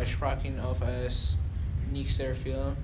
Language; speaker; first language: German; non-native, learner; English